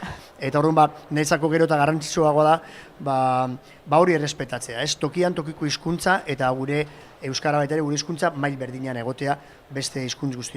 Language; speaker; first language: Basque; native; Basque